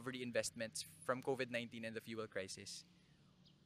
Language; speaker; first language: English; non-native, local second language; Bikol